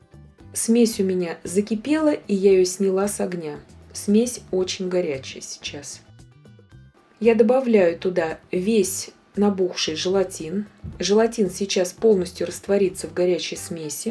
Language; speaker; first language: Russian; native; Russian